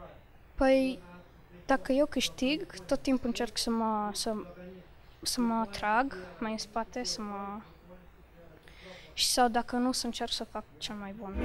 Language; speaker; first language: Romanian; early bilingual, other home language; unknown